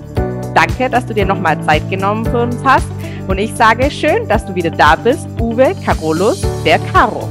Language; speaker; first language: German; native; German